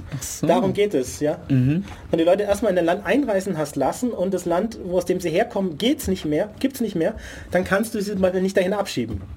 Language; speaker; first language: German; native; German